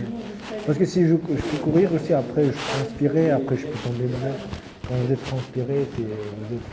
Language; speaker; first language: French; non-native, learner; Uzbek